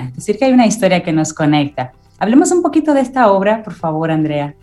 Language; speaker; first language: Spanish; native; Spanish